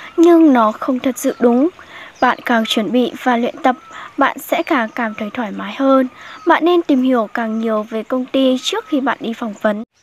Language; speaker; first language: Vietnamese; non-native, local second language; Hmong